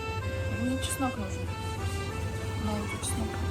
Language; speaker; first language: Russian; native; Russian